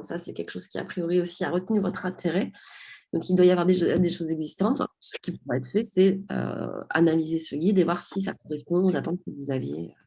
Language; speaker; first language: French; native; French